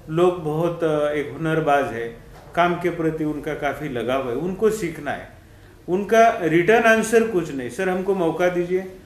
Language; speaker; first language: Hindi; non-native, local second language; Marathi